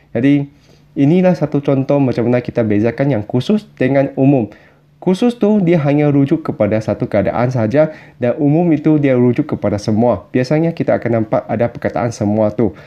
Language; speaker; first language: Malay; non-native, local second language; Chinese